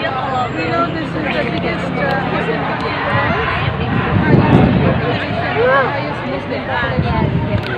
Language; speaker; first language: English; non-native, fluent; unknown